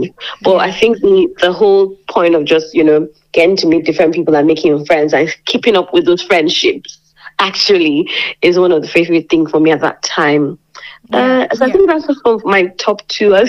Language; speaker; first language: English; non-native, local second language; Yoruba